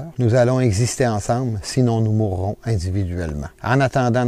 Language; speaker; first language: French; native; French